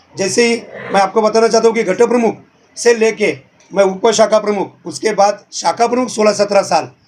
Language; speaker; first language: Hindi; non-native, local second language; Marathi